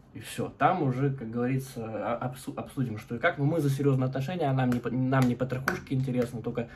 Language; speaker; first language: Russian; native; Russian